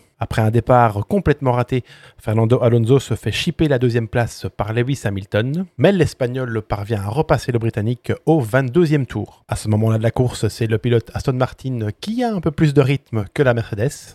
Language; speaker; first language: French; native; French